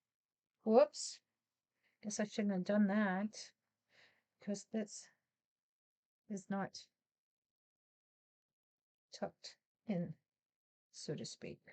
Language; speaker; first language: English; native; English